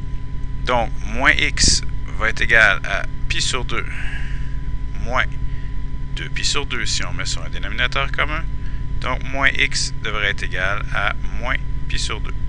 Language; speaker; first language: French; native; French